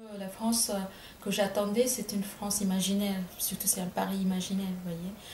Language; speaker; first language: French; non-native, fluent; Bangla